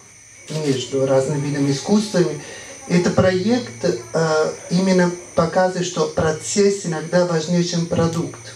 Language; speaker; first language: Russian; non-native, fluent; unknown